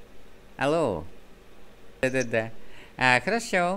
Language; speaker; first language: Russian; non-native, fluent; Vietnamese